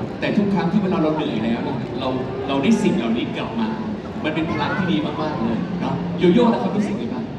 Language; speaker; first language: Thai; native; Thai